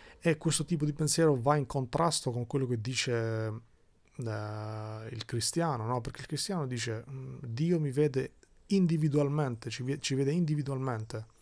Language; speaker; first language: Italian; early bilingual, other home language; Albanian